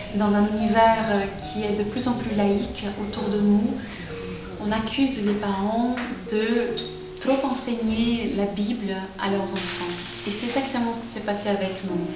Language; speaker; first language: French; non-native, fluent; Portuguese